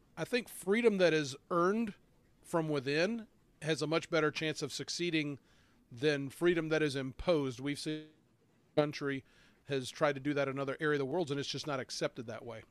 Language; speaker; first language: English; native; English